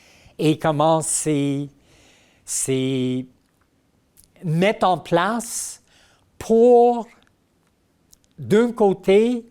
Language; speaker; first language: French; non-native, fluent; English